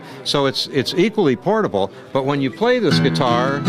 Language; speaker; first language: English; native; English